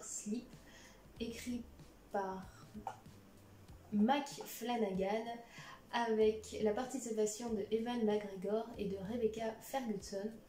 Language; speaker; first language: French; native; French